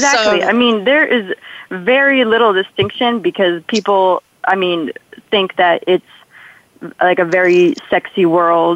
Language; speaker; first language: English; non-native, fluent; Polish